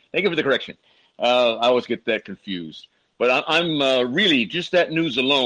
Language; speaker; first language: English; native; English